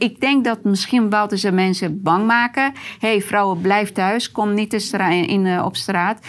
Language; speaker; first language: Dutch; non-native, fluent; Persian